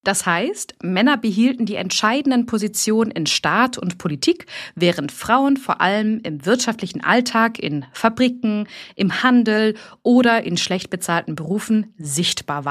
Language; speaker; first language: German; native; German